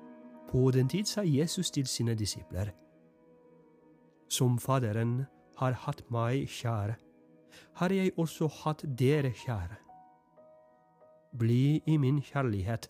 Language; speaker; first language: Norwegian; non-native, fluent; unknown